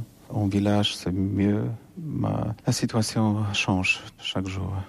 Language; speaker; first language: French; non-native, learner; Polish